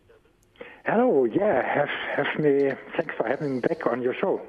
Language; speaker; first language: English; non-native, fluent; German